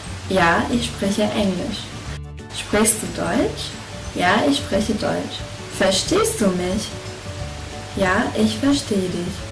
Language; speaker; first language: German; non-native, fluent; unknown